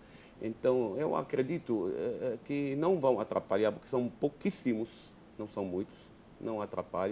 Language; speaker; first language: Portuguese; non-native, fluent; Arabic